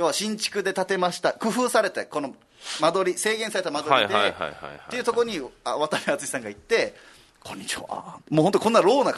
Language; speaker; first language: Japanese; native; Japanese